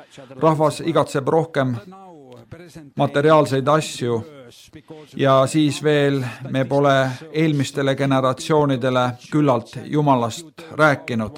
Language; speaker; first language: Estonian; native; Estonian